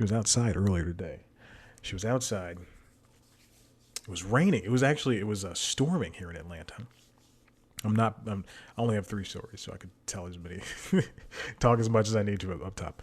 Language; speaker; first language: English; native; English